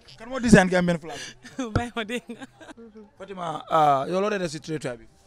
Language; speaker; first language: Wolof; non-native, local second language; Fula